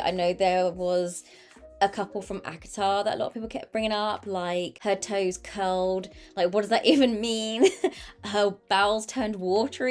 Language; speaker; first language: English; native; English